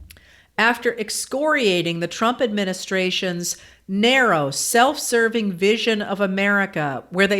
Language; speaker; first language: English; native; English